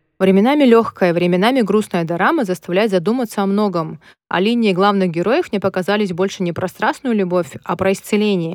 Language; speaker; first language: Russian; native; Russian